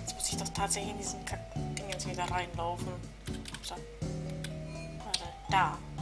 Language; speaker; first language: German; native; German